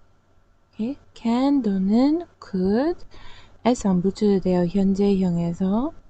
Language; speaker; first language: Korean; non-native, learner; English